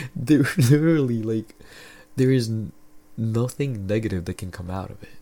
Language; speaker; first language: English; non-native, local second language; Filipino